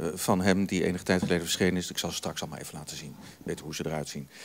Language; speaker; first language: Dutch; native; Dutch